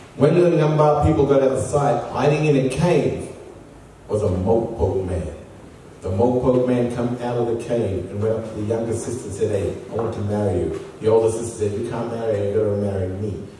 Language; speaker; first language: English; native; English